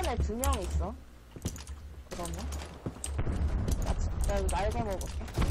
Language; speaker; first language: Korean; native; Korean